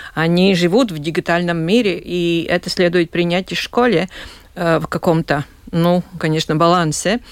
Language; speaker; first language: Russian; non-native, local second language; Latvian